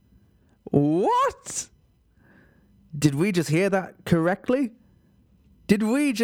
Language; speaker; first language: English; native; English